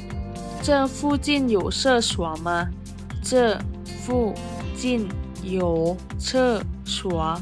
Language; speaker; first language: Chinese; non-native, fluent; Lao